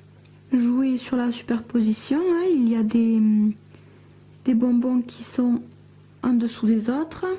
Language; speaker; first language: French; native; French